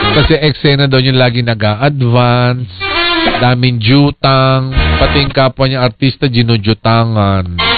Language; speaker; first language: Filipino; native; Filipino